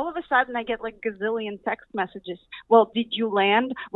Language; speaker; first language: English; non-native, fluent; Russian